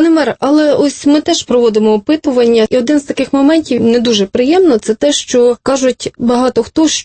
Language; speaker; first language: Ukrainian; native; Ukrainian